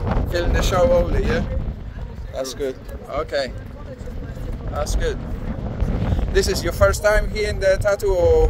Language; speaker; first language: English; non-native, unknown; Spanish